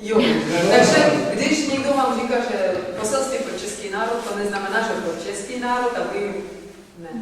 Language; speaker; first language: Czech; non-native, fluent; Russian